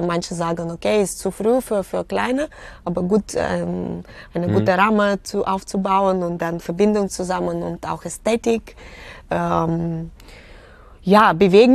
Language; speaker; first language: German; non-native, fluent; Russian